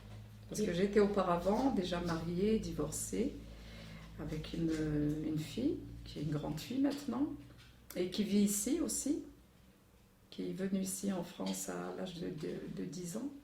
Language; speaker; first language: French; non-native, local second language; Arabic